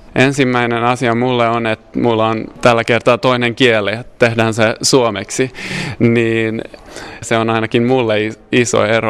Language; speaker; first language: Finnish; non-native, fluent; Swedish